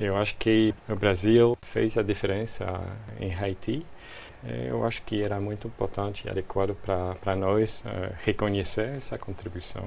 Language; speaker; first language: Portuguese; non-native, fluent; French